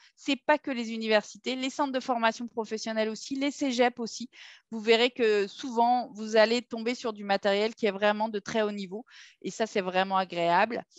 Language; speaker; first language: French; native; French